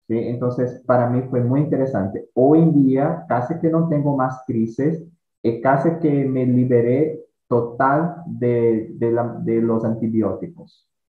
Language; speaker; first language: Spanish; non-native, fluent; Portuguese